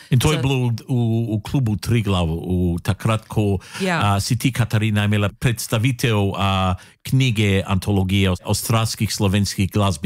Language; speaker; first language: Slovenian; native; Slovenian